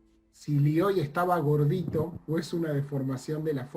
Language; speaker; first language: Spanish; native; Spanish